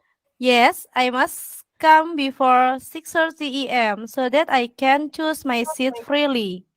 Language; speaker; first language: English; non-native, learner; Indonesian